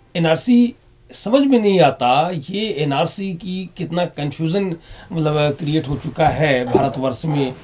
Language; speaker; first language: Hindi; native; Hindi